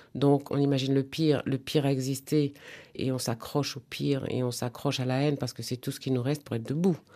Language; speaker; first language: French; native; French